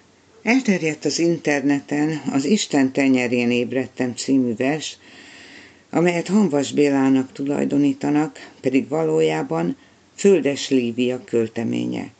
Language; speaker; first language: Hungarian; native; Hungarian